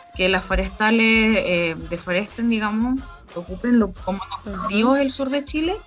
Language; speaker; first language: Spanish; native; Spanish